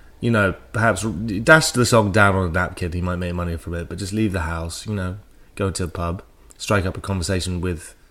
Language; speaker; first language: English; native; English